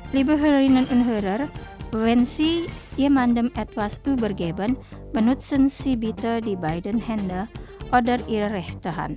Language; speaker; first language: German; non-native, fluent; Indonesian